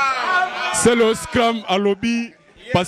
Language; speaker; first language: French; non-native, local second language; Lingala